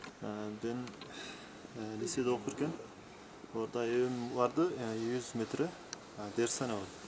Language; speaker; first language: Turkish; non-native, learner; Kyrgyz